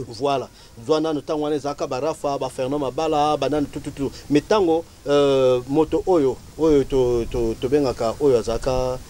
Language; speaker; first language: Lingala; non-native, local second language; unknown